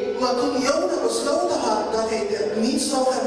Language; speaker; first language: Dutch; non-native, local second language; Papiamento